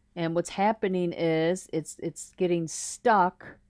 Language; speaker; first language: English; native; English